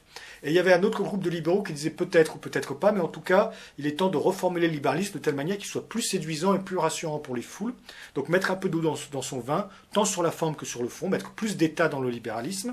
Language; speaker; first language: French; native; French